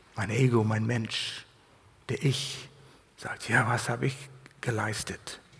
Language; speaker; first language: German; non-native, fluent; English